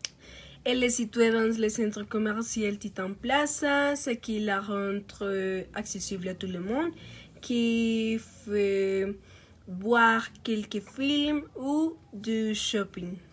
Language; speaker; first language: French; non-native, learner; Spanish